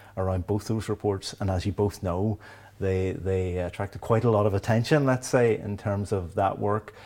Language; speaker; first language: English; native; English